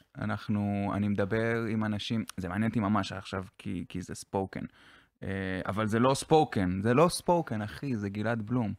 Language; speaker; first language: Hebrew; native; Hebrew